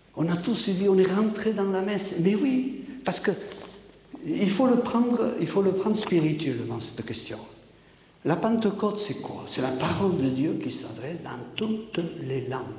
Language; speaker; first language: French; non-native, local second language; Basque